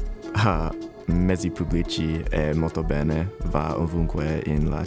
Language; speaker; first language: Italian; non-native, learner; English